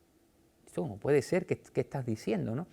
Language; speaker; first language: Spanish; native; Spanish